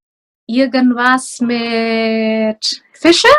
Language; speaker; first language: German; non-native, fluent; Indonesian